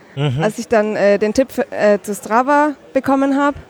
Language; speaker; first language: German; native; German